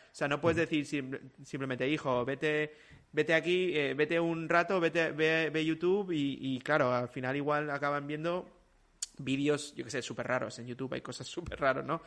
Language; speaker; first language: Spanish; native; Spanish